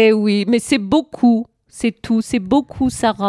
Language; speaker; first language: French; native; French